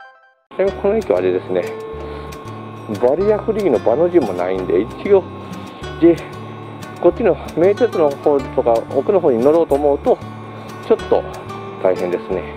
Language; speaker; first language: Japanese; native; Japanese